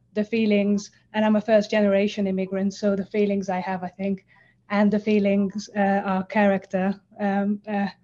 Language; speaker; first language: English; non-native, fluent; Hungarian